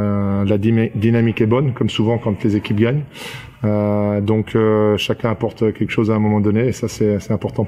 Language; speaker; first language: French; native; French